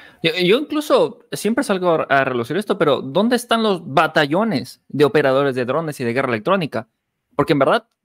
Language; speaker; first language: Spanish; native; Spanish